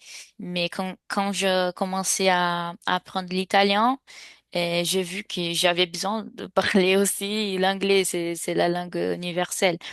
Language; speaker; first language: French; non-native, fluent; Portuguese